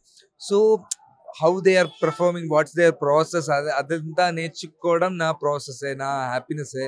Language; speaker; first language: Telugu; non-native, learner; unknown